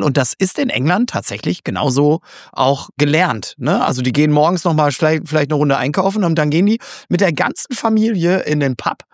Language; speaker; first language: German; native; German